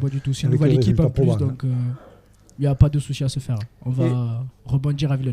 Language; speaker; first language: French; native; French